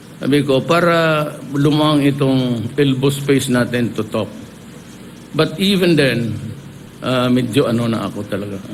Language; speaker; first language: Filipino; non-native, local second language; Cebuano